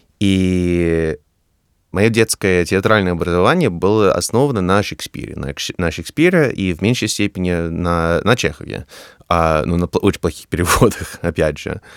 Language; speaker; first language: Russian; non-native, fluent; English